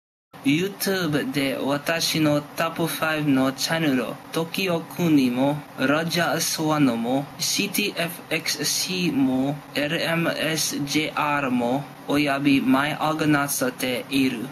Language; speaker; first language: Japanese; non-native, learner; English